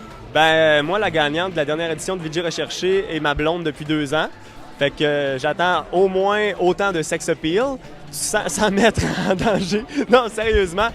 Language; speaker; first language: French; native; French